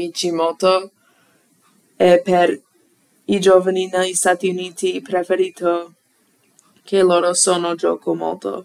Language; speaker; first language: Italian; non-native, learner; English